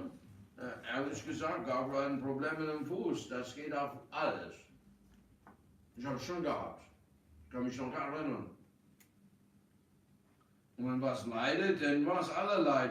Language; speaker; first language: German; non-native, fluent; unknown